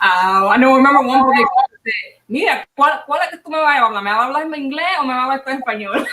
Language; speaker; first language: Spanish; early bilingual, heritage; Spanish